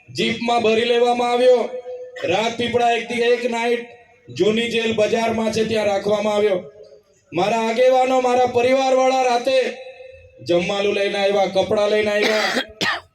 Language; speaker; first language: Gujarati; non-native, local second language; Vasavi